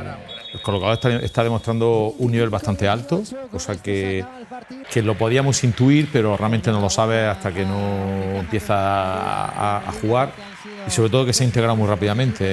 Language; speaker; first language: Spanish; native; Spanish